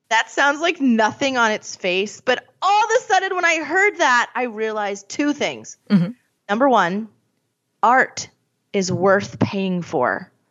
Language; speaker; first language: English; native; English